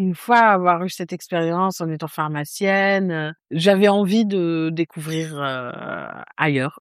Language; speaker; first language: French; non-native, local second language; Arabic